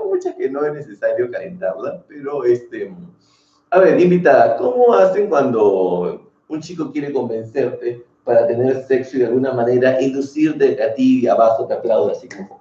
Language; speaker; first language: Spanish; native; Spanish